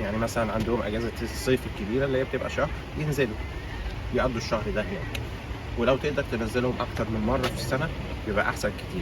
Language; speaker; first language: Arabic; native; Arabic